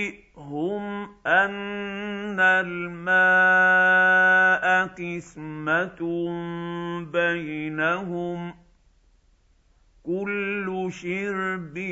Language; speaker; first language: Arabic; native; Arabic